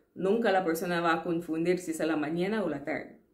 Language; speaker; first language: Spanish; non-native, fluent; English